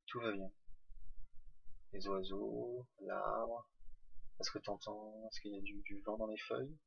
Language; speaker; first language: French; native; French